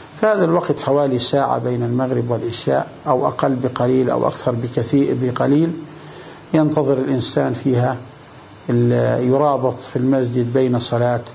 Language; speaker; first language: Arabic; native; Arabic